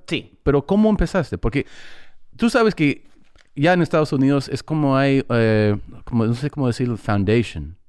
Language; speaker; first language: Spanish; early bilingual, heritage; English